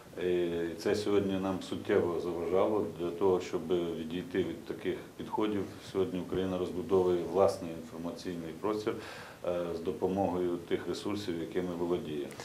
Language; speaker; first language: Ukrainian; native; Ukrainian